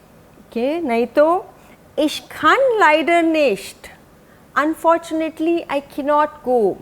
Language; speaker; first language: German; non-native, fluent; Hindi